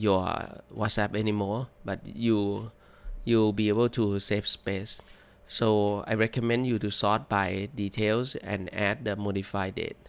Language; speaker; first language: English; non-native, fluent; Thai